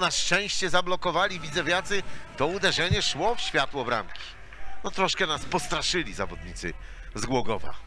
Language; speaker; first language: Polish; native; Polish